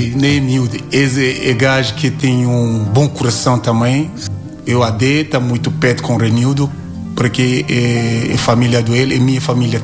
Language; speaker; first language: Portuguese; non-native, learner; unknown